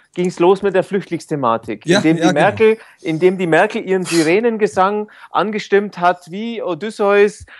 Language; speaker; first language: German; native; German